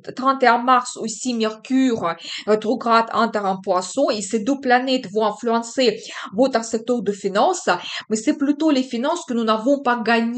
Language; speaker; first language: French; non-native, fluent; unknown